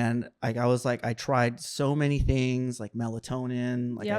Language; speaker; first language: English; native; English